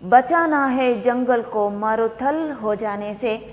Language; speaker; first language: Hindi; non-native, local second language; Kannada